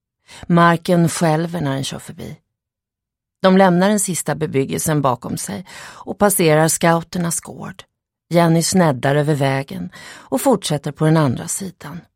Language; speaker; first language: Swedish; native; Swedish